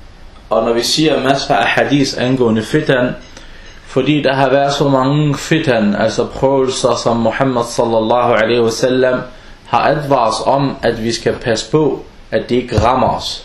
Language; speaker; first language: Danish; early bilingual, other home language; Arabic